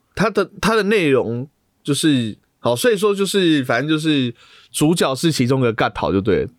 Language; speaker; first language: Chinese; native; Chinese